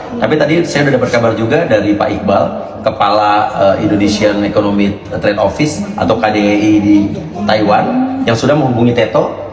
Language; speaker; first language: Indonesian; native; Indonesian